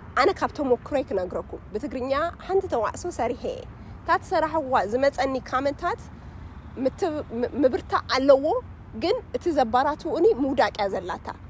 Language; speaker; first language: Tigrinya; early bilingual, heritage; Tigrinya